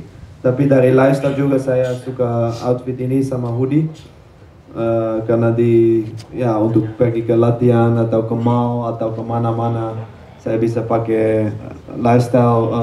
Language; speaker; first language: Indonesian; non-native, learner; Dutch